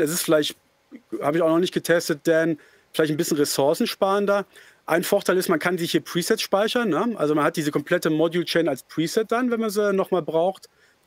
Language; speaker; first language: German; native; German